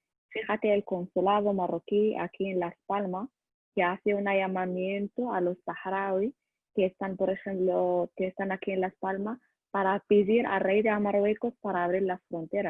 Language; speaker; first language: Spanish; non-native, learner; Arabic